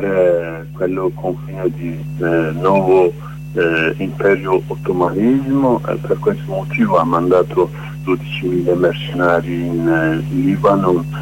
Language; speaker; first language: Italian; non-native, learner; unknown